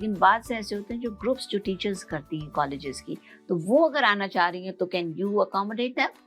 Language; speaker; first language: Urdu; native; Urdu